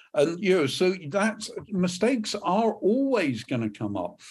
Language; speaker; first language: English; native; English